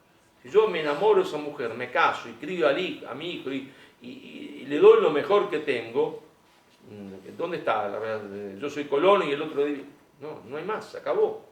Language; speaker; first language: Spanish; native; Spanish